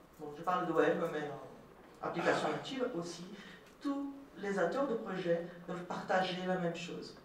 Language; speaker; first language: French; non-native, fluent; Portuguese